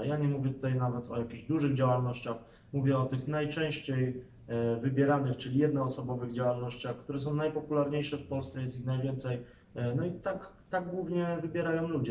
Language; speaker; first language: Polish; native; Polish